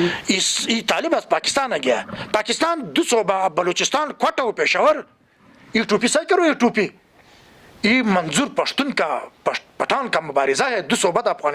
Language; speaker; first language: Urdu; non-native, learner; Pashto